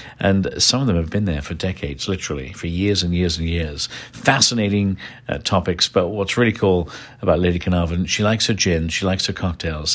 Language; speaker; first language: English; native; English